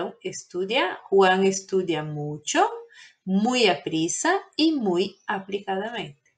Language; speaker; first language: Spanish; non-native, fluent; Portuguese